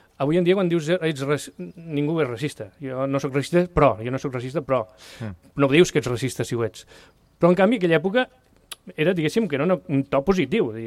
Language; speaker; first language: Catalan; native; Catalan